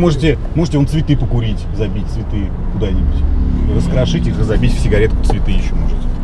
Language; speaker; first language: Russian; native; Russian